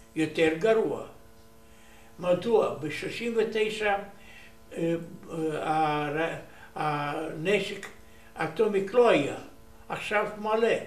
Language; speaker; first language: Hebrew; non-native, learner; Romanian